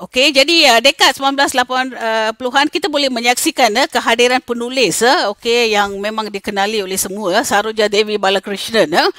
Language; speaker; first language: Malay; non-native, local second language; Tamil